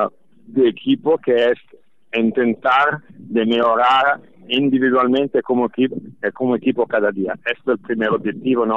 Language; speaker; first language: Spanish; non-native, fluent; Italian